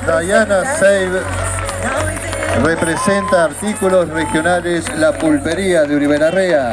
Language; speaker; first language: Spanish; native; Spanish